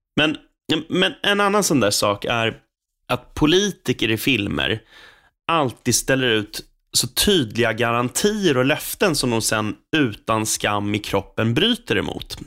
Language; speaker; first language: Swedish; native; Swedish